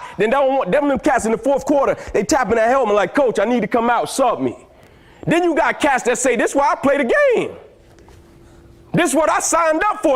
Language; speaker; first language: English; native; English